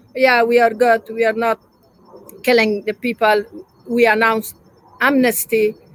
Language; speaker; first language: English; non-native, learner; Persian